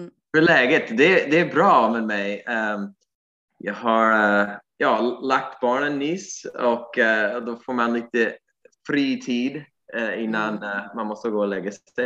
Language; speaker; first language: Swedish; non-native, fluent; English